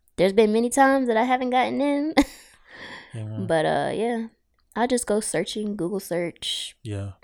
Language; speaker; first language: English; native; English